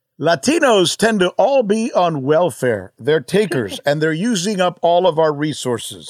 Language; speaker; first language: English; early bilingual, other home language; Spanish